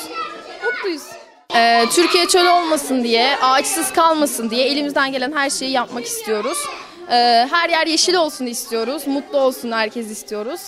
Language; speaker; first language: Turkish; native; Turkish